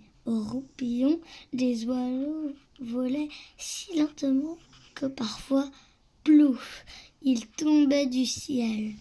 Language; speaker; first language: French; native; French